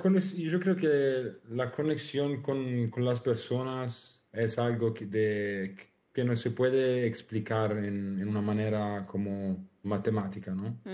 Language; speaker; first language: Spanish; non-native, learner; Italian